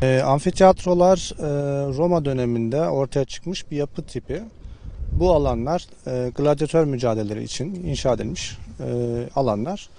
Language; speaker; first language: Turkish; native; Turkish